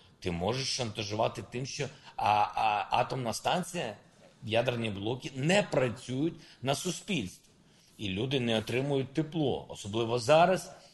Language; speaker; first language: Ukrainian; non-native, local second language; Russian